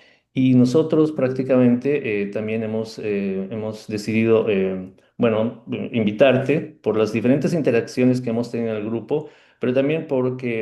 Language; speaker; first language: Spanish; native; Spanish